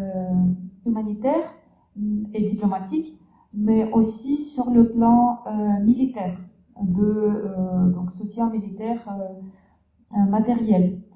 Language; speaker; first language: French; non-native, fluent; Russian